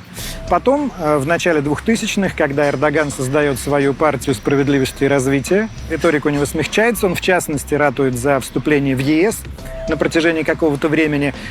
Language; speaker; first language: Russian; native; Russian